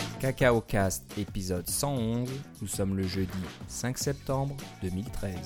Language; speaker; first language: French; native; French